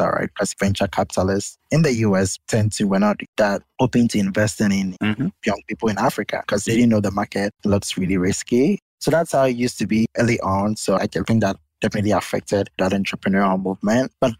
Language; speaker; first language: English; non-native, local second language; Akan